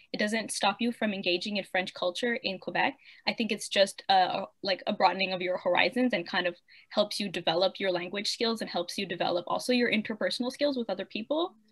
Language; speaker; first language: English; non-native, fluent; French